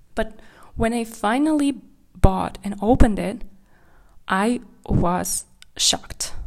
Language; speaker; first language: English; non-native, fluent; Kazakh